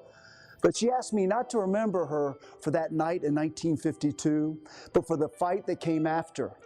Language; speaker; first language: English; native; English